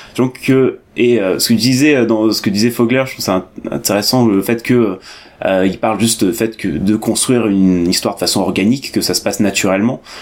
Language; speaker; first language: French; native; French